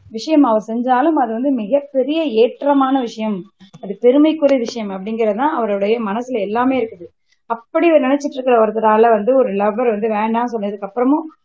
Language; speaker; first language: Tamil; native; Tamil